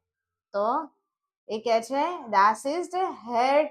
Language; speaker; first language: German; non-native, learner; Gujarati